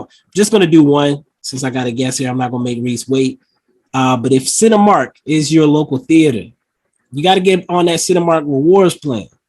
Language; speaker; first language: English; native; English